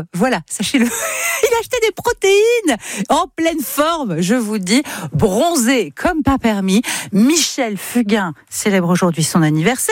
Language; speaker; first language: French; native; French